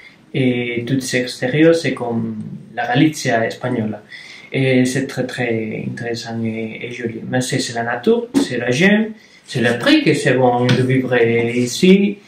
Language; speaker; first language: French; non-native, learner; Spanish